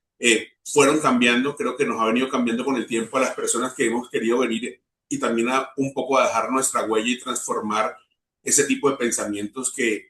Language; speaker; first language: Spanish; native; Spanish